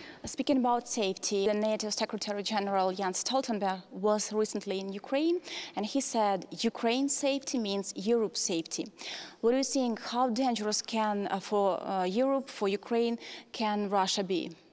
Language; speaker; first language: English; non-native, fluent; Ukrainian